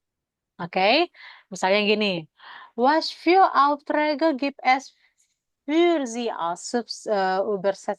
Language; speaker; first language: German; non-native, fluent; Indonesian